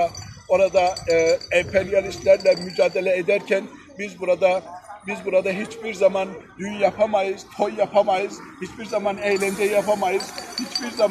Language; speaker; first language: Turkish; early bilingual, heritage; Turkish